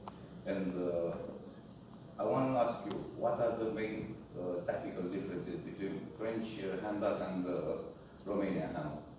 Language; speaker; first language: English; non-native, fluent; Romanian